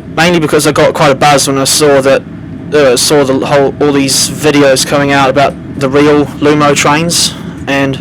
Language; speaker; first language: English; native; English